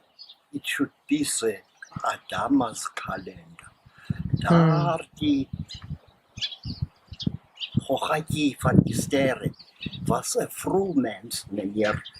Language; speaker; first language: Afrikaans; non-native, local second language; Zulu